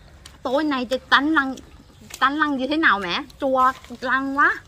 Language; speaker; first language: Vietnamese; non-native, learner; Thai